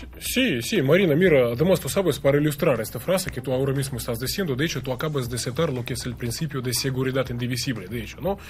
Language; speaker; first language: Spanish; non-native, fluent; Russian